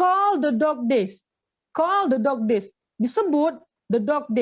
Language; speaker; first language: English; non-native, fluent; Indonesian